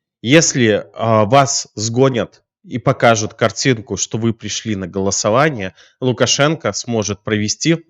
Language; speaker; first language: Russian; native; Russian